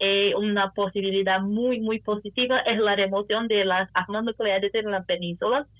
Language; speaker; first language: Spanish; non-native, fluent; Portuguese